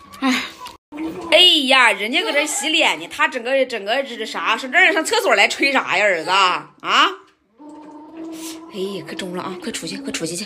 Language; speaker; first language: Chinese; native; Chinese